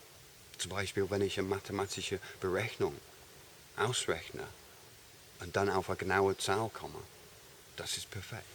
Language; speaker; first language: German; non-native, fluent; English